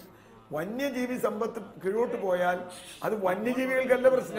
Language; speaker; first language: Malayalam; native; Malayalam